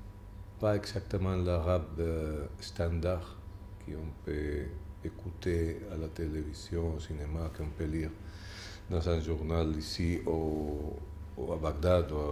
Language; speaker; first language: French; non-native, fluent; Spanish